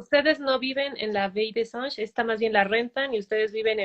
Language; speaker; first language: Spanish; native; Spanish